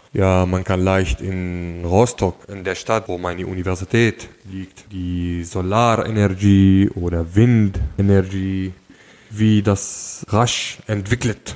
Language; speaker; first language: German; non-native, local second language; Arabic